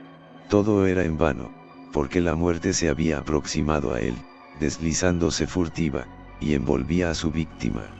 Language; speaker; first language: Spanish; native; Spanish